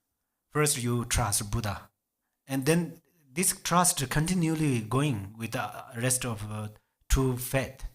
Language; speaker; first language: English; non-native, learner; Tibetan